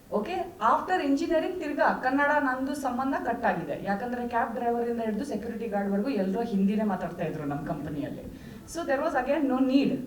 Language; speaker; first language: Kannada; non-native, local second language; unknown